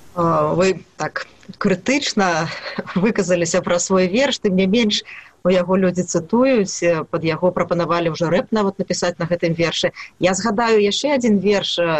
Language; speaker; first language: Belarusian; native; Belarusian